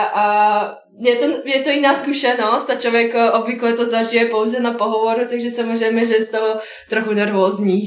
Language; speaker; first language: Czech; non-native, fluent; Bosnian